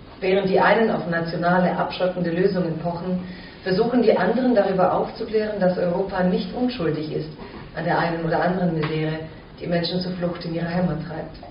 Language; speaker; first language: German; early bilingual, other home language; Croatian